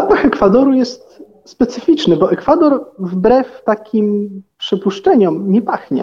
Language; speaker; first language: Polish; native; Polish